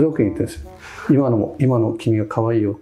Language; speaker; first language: Japanese; native; Japanese